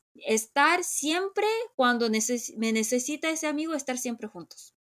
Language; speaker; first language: Spanish; non-native, fluent; Korean